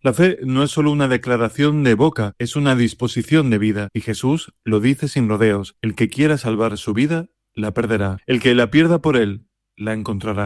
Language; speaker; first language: Spanish; native; Spanish